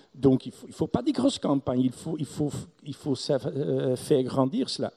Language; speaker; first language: French; non-native, local second language; Dutch